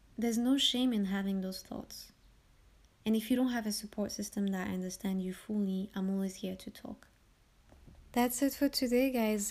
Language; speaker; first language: English; early bilingual, heritage; French